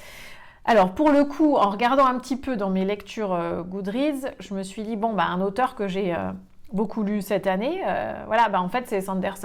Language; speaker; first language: French; native; French